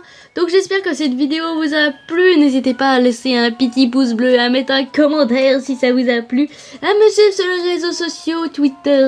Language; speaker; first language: French; native; French